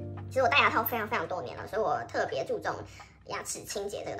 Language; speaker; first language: Chinese; native; Chinese